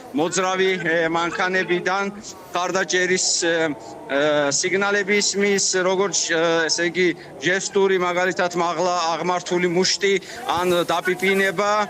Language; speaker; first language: Georgian; non-native, local second language; Azerbaijani